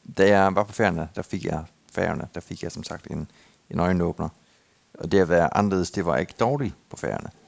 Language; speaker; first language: Danish; native; Danish